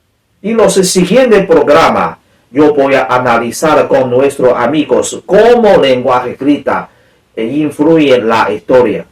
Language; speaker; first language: Spanish; non-native, learner; Chinese